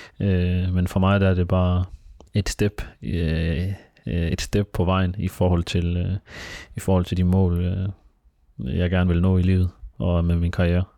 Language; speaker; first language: Danish; early bilingual, other home language; Somali